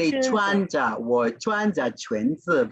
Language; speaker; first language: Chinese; non-native, fluent; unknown